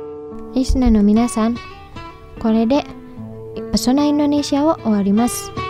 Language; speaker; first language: Japanese; non-native, fluent; Indonesian